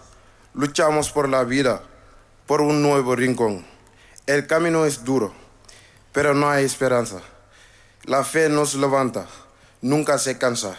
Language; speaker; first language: Spanish; non-native, learner; Wolof